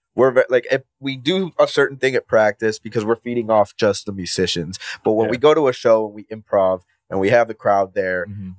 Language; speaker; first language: English; non-native, fluent; Spanish